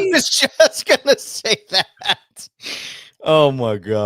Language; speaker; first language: English; native; English